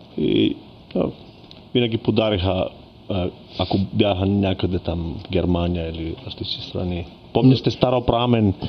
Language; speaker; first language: Bulgarian; non-native, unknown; Finnish